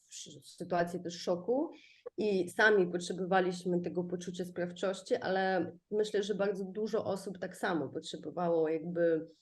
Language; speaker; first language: Polish; non-native, fluent; Ukrainian